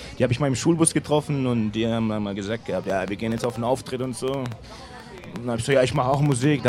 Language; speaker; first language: German; native; German